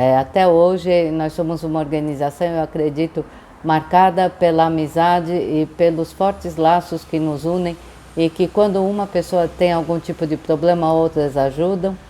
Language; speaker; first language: Portuguese; early bilingual, other home language; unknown